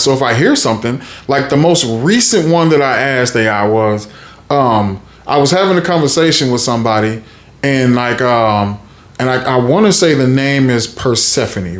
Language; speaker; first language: English; native; English